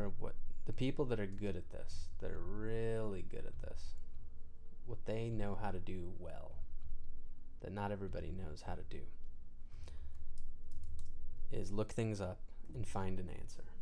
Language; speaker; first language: English; native; English